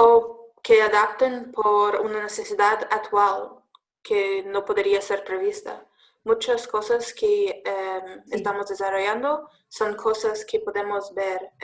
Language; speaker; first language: Spanish; non-native, learner; English